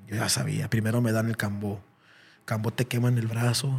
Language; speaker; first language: Spanish; early bilingual, heritage; Spanish